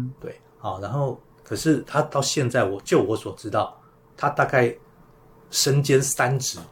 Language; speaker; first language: Chinese; native; Chinese